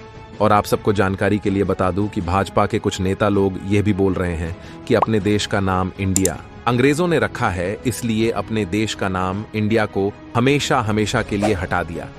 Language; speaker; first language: Hindi; native; Hindi